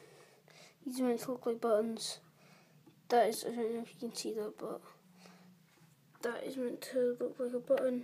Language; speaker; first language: English; native; English